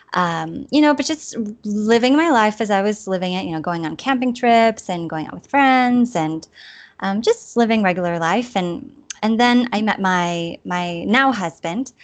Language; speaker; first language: English; native; English